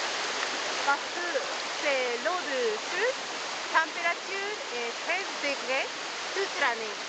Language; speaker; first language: French; non-native, learner; Japanese